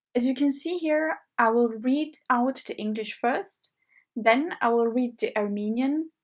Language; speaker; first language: English; non-native, fluent; Armenian